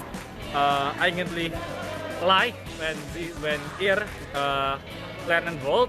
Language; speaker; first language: German; non-native, fluent; Indonesian